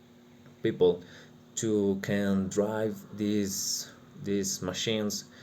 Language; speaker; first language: English; non-native, learner; Spanish